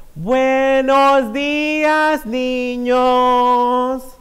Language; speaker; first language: Spanish; early bilingual, heritage; Spanish